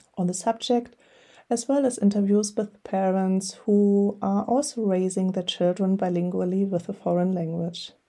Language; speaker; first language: English; non-native, fluent; German